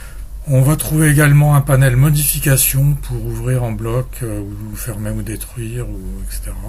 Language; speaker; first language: French; native; French